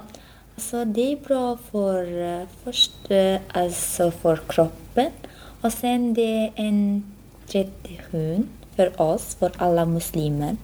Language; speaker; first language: Swedish; non-native, learner; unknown